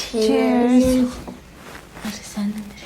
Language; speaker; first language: Mongolian; early bilingual, heritage; Mongolian